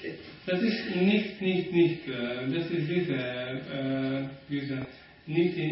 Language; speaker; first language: German; non-native, learner; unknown